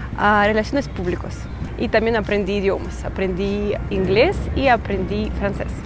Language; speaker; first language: Spanish; non-native, fluent; Russian